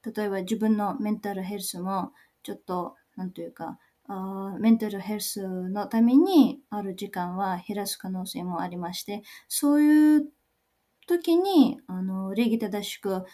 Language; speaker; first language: Japanese; non-native, learner; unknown